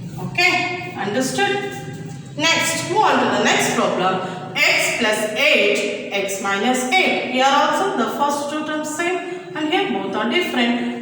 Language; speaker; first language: English; non-native, local second language; Kannada